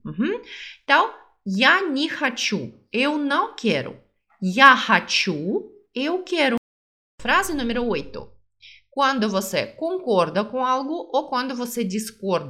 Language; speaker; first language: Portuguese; non-native, fluent; Russian